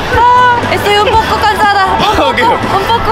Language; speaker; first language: Spanish; non-native, learner; Korean